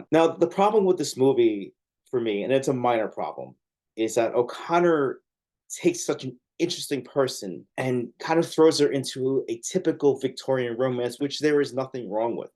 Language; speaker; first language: English; native; English